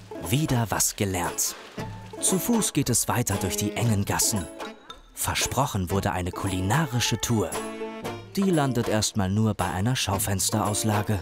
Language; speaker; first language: German; native; German